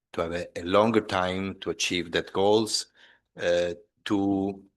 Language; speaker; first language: English; non-native, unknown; Italian